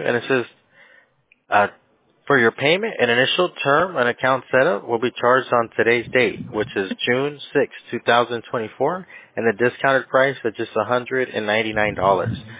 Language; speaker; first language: English; early bilingual, other home language; Spanish